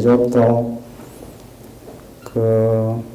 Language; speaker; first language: Korean; native; Korean